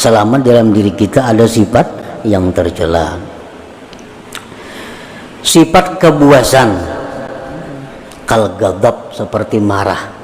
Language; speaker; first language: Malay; non-native, local second language; Banjar